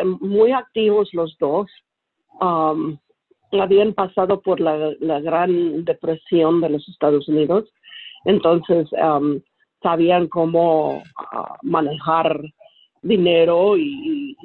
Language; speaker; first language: Spanish; early bilingual, heritage; Spanish